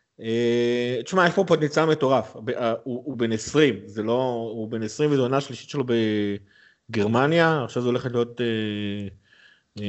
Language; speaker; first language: Hebrew; native; Hebrew